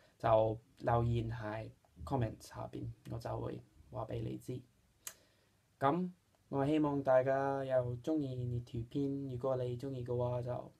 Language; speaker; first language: Cantonese; non-native, fluent; English